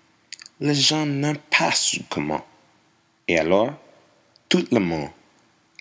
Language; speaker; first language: French; non-native, learner; English